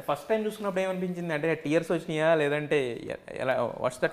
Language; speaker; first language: Telugu; native; Telugu